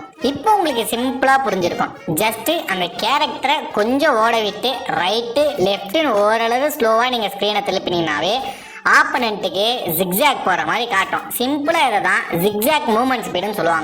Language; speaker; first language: Tamil; native; Tamil